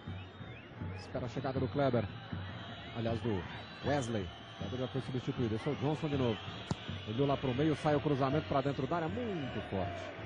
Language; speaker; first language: Portuguese; native; Portuguese